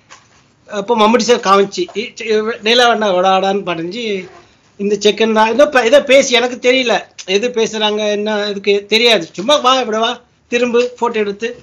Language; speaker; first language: Tamil; early bilingual, heritage; Tamil